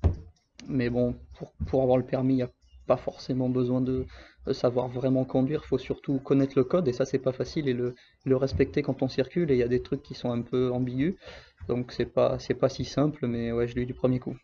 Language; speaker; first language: French; native; French